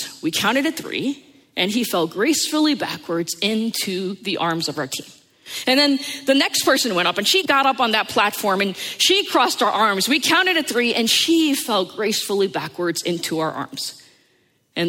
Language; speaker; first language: English; native; English